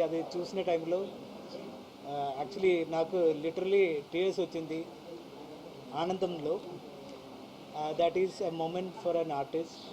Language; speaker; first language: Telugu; non-native, learner; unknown